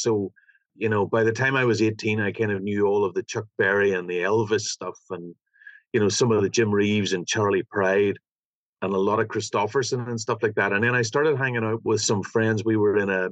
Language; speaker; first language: English; native; English